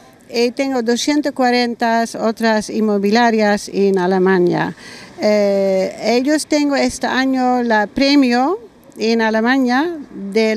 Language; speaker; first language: Spanish; non-native, learner; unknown